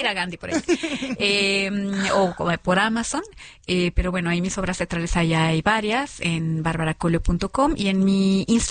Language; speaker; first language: Spanish; native; Spanish